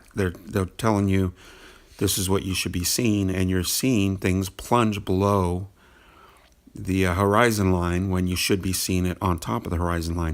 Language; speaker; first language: English; native; English